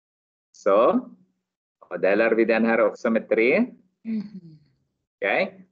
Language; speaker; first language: Swedish; non-native, learner; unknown